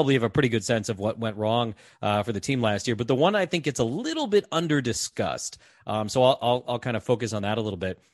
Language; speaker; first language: English; native; English